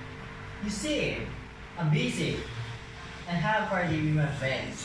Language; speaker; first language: English; non-native, learner; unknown